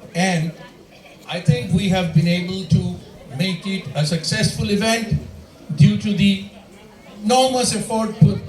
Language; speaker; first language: English; non-native, local second language; Bangla